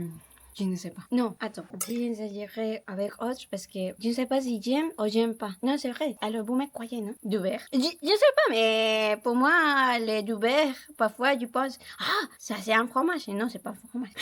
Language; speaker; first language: French; non-native, learner; Spanish